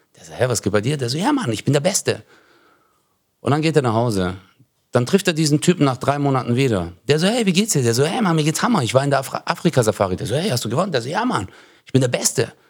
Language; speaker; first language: German; early bilingual, other home language; Turkish